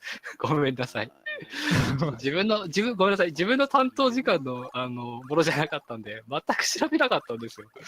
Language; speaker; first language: Japanese; native; Japanese